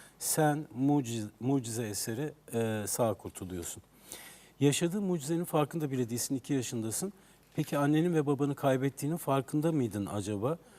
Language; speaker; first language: Turkish; native; Turkish